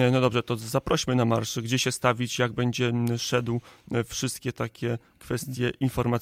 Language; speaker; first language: Polish; native; Polish